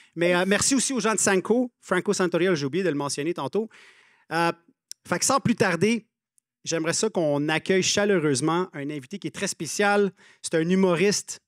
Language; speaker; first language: French; native; French